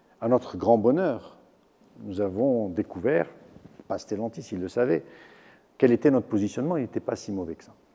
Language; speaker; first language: French; non-native, local second language; Arabic